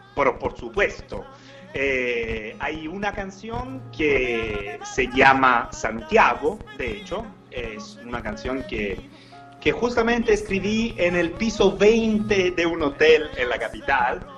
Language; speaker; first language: Spanish; non-native, fluent; Italian